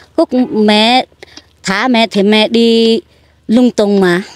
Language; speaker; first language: Vietnamese; non-native, local second language; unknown